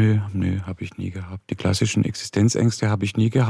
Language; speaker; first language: German; native; German